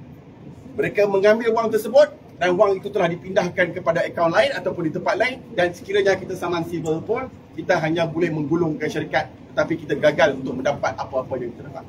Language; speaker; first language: Malay; native; Malay